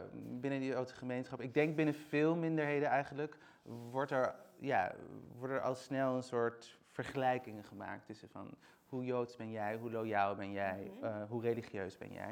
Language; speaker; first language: Dutch; native; Dutch